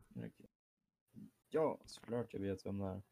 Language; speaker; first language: Swedish; non-native, fluent; German